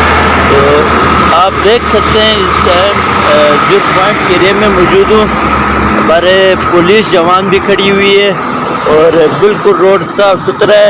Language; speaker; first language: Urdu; non-native, local second language; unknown